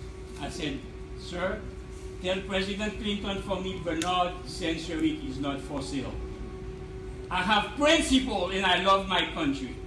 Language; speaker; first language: English; non-native, fluent; Haitian Creole